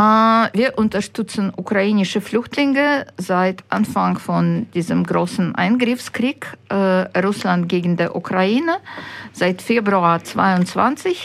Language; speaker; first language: German; non-native, fluent; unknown